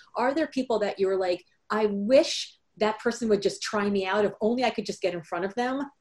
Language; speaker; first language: English; native; English